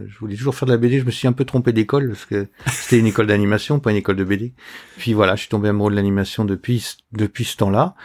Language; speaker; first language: French; native; French